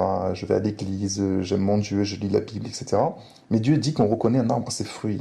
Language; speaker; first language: French; native; French